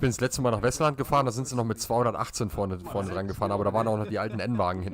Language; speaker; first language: German; native; German